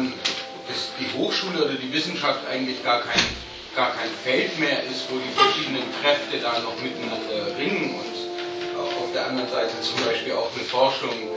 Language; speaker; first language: German; native; German